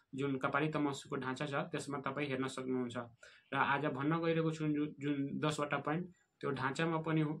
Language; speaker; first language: Nepali; non-native, local second language; Bhojpuri